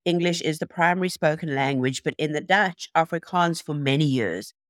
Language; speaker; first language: English; native; English